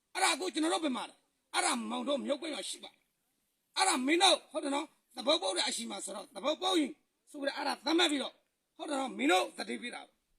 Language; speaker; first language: Burmese; non-native, local second language; Rohingya